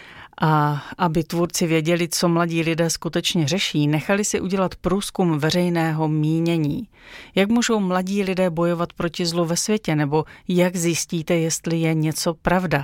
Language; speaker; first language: Czech; native; Czech